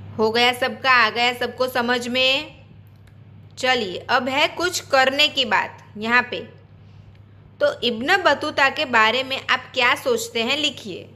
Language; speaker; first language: Hindi; non-native, local second language; Gujarati